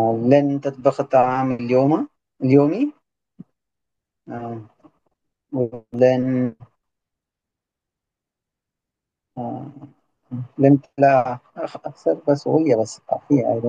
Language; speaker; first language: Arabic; non-native, learner; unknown